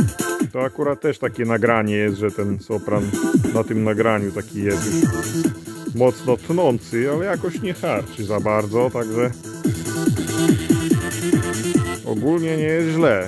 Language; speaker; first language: Polish; native; Polish